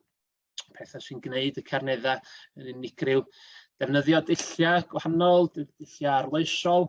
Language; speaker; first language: Welsh; native; Welsh